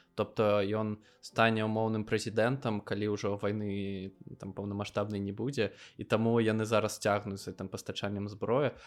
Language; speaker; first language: Belarusian; non-native, local second language; Russian